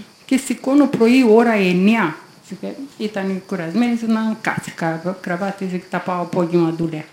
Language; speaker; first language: Greek; non-native, learner; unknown